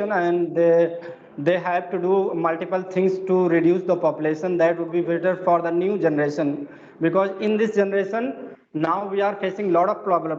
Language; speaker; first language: English; non-native, fluent; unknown